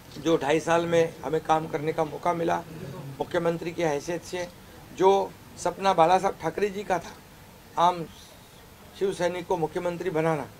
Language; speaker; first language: Hindi; non-native, local second language; Marathi